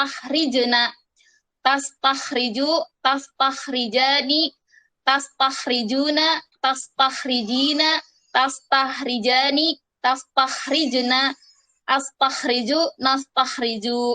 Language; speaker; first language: Arabic; non-native, learner; Indonesian